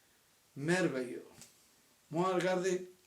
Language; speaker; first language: French; non-native, fluent; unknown